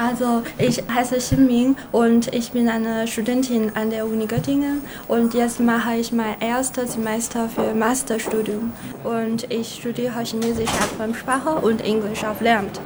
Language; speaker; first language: German; non-native, local second language; Chinese